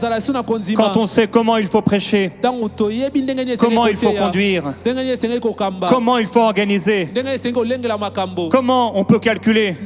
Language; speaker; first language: French; native; French